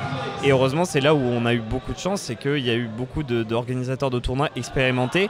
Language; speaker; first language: French; native; French